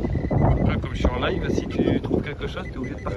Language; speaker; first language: French; native; French